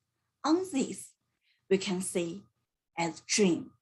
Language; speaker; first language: English; non-native, learner; Chinese